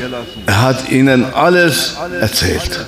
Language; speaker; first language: German; non-native, fluent; Turkish